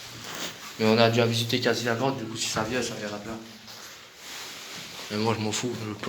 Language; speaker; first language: French; native; French